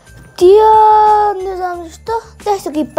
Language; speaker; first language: Bulgarian; early bilingual, heritage; Bulgarian